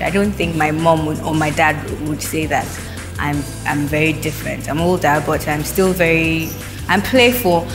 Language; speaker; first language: English; non-native, local second language; Yoruba